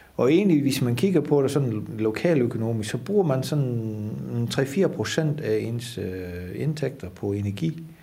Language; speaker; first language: Danish; non-native, fluent; Dutch